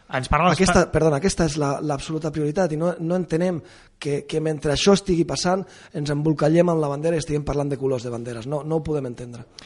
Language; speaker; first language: Catalan; non-native, local second language; Spanish